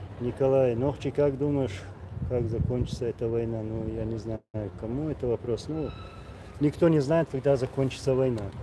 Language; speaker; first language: Russian; non-native, local second language; Chechen